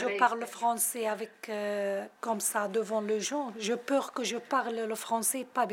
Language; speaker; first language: French; non-native, learner; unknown